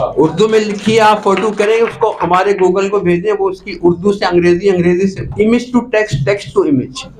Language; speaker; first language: Urdu; non-native, local second language; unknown